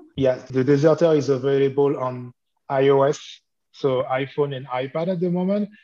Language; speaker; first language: English; non-native, fluent; French